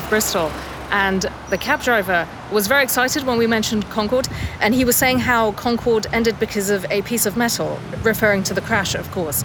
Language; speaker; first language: English; native; English